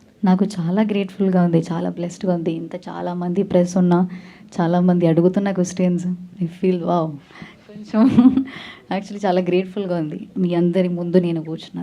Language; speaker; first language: Telugu; non-native, learner; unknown